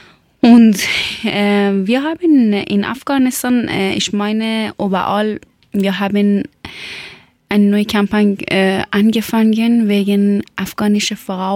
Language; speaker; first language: German; non-native, learner; Persian